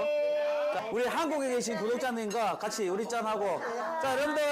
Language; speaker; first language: Korean; native; Korean